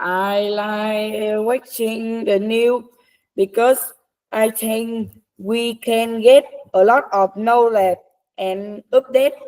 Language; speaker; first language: English; non-native, learner; Vietnamese